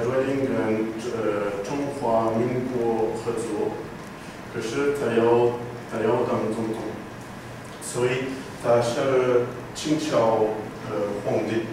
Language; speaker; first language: Chinese; non-native, learner; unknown